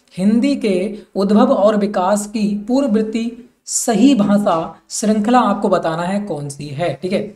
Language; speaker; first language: Hindi; native; Hindi